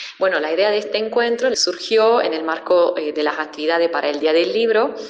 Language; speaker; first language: Spanish; non-native, fluent; Italian